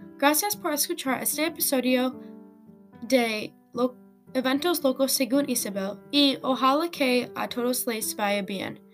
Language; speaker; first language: Spanish; non-native, learner; English